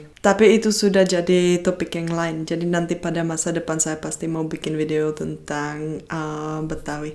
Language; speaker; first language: Indonesian; non-native, fluent; Czech